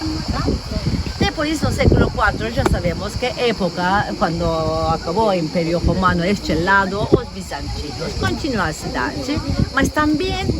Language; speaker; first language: Portuguese; non-native, fluent; Turkish